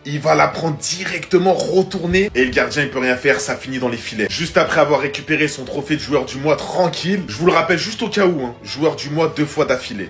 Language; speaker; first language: French; native; French